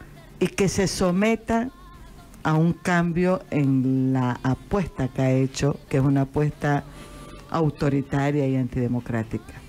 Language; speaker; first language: Spanish; native; Spanish